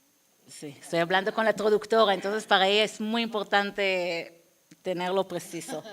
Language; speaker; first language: Spanish; non-native, fluent; Hebrew